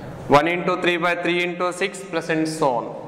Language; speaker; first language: English; non-native, local second language; Telugu